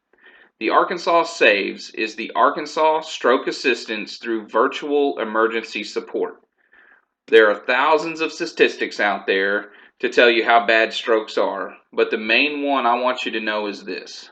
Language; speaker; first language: English; native; English